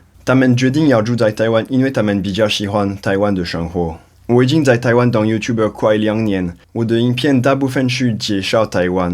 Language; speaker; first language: Chinese; non-native, fluent; French